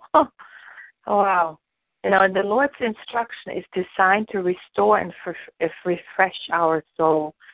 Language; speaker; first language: English; non-native, fluent; German